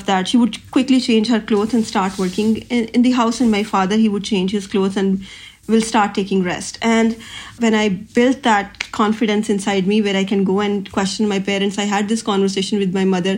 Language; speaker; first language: English; non-native, local second language; Punjabi